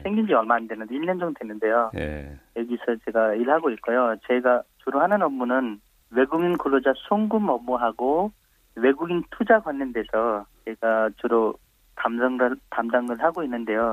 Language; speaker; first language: Korean; non-native, fluent; Nepali